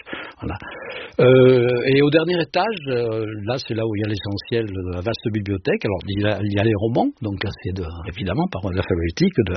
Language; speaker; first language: French; native; French